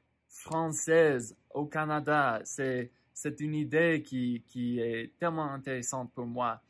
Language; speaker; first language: French; non-native, fluent; English